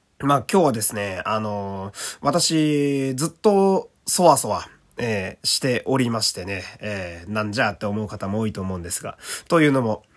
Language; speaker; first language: Japanese; native; Japanese